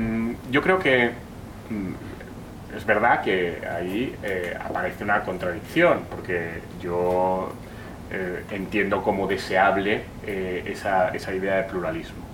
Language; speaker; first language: Spanish; native; Spanish